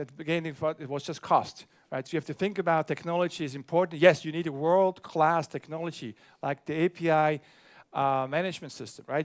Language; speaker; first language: English; non-native, fluent; German